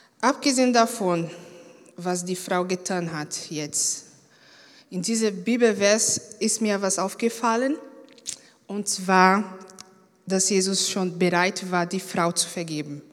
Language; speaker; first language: German; non-native, fluent; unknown